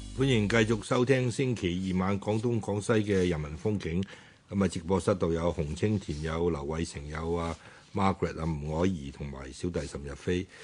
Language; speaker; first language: Cantonese; native; Cantonese